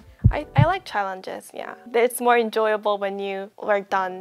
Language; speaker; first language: English; non-native, fluent; Korean